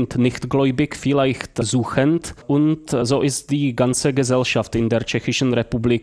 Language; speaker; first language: German; non-native, fluent; Czech